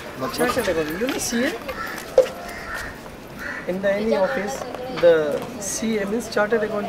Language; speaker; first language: English; non-native, learner; Marathi